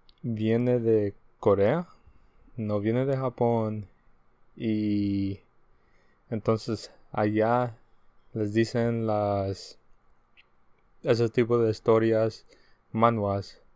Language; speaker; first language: Spanish; early bilingual, heritage; Spanish